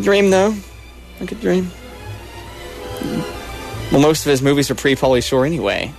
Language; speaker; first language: English; native; English